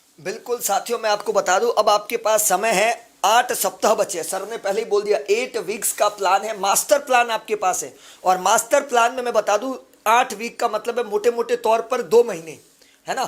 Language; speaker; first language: Hindi; native; Hindi